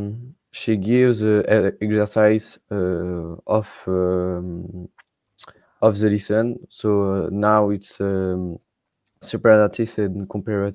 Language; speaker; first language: English; non-native, learner; French